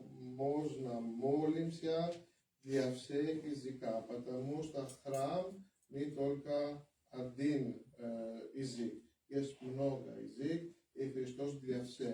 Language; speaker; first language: Russian; non-native, learner; Greek